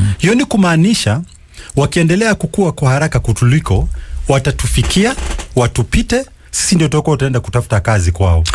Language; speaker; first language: Swahili; non-native, local second language; Kikuyu